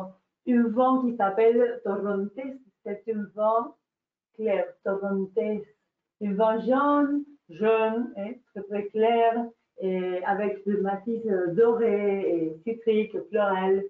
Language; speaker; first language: French; non-native, learner; Spanish